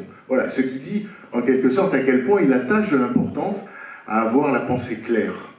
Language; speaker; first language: French; native; French